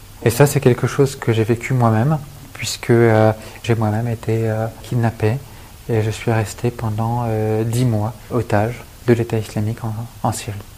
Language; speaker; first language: French; native; French